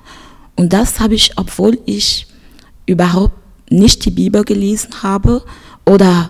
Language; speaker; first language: German; non-native, fluent; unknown